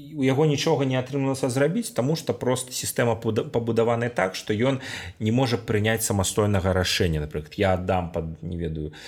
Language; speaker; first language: Belarusian; non-native, local second language; Russian